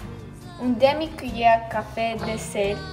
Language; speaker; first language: French; non-native, learner; English